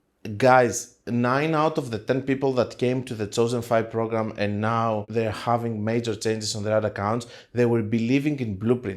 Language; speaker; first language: English; non-native, fluent; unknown